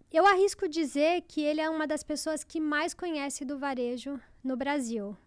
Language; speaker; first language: Portuguese; native; Portuguese